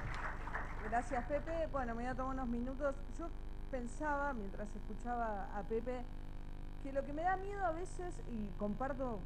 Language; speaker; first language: Spanish; native; Spanish